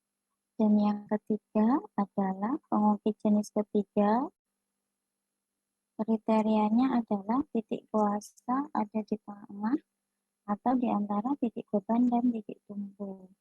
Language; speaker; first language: Indonesian; native; Indonesian